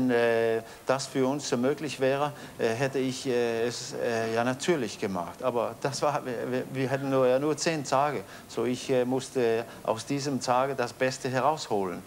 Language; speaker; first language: German; non-native, fluent; Danish